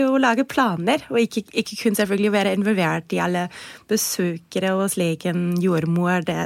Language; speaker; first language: Norwegian; non-native, fluent; German